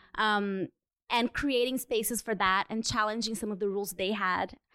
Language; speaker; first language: English; non-native, fluent; Portuguese